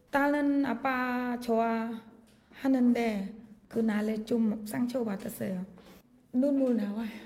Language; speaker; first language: Korean; non-native, learner; Khmer